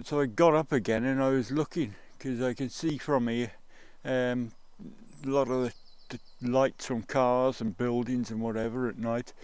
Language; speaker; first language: English; native; English